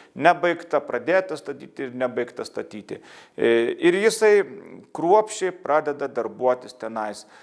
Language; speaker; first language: Lithuanian; native; Lithuanian